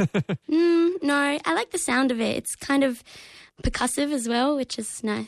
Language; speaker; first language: English; native; English